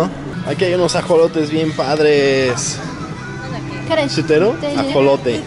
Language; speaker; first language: Spanish; native; Spanish